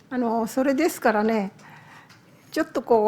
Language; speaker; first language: Japanese; native; Japanese